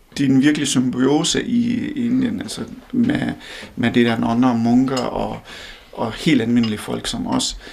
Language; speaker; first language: Danish; non-native, fluent; Hindi